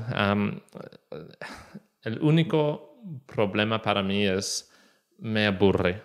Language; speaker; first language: Spanish; non-native, learner; English